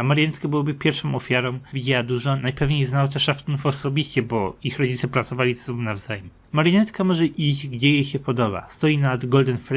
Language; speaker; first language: Polish; native; Polish